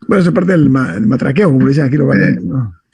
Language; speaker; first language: Spanish; native; Spanish